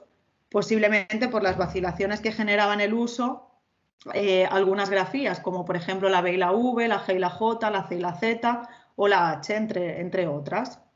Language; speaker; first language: Spanish; native; Spanish